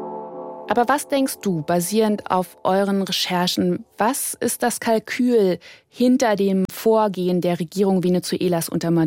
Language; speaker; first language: German; native; German